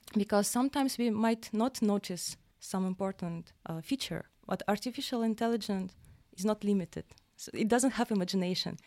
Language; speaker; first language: English; non-native, fluent; Russian